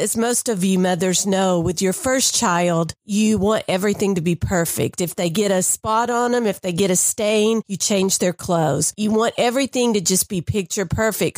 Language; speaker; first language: English; native; English